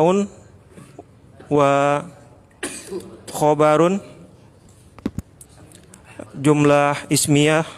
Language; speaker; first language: Arabic; non-native, learner; Indonesian